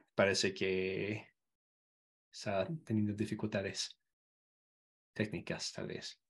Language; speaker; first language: Spanish; non-native, fluent; English